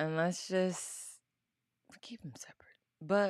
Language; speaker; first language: English; native; English